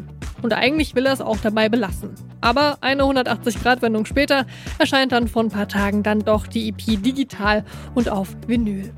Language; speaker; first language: German; native; German